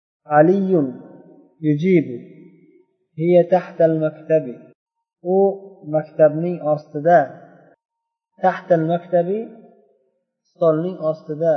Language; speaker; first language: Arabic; non-native, fluent; Uzbek